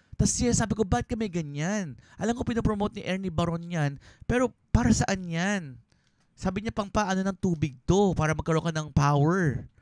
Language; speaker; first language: Filipino; native; Filipino